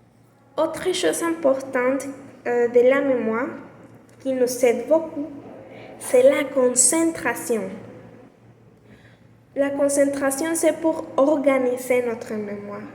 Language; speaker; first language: French; non-native, learner; Spanish